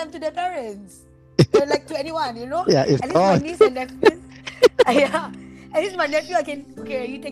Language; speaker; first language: English; non-native, local second language; Malay